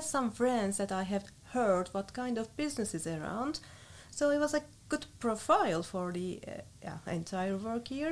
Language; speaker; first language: English; non-native, fluent; Turkish